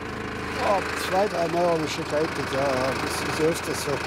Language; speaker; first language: German; native; German